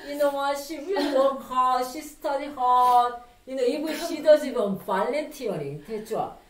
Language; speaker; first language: English; non-native, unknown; Korean